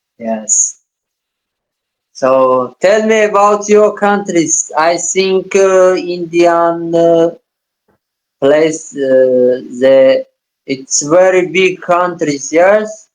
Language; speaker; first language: English; non-native, learner; Tajik